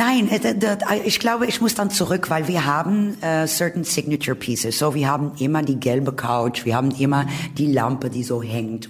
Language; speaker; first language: German; non-native, learner; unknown